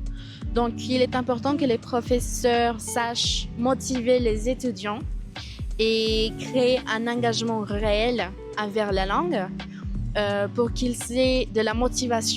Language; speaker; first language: French; non-native, fluent; Spanish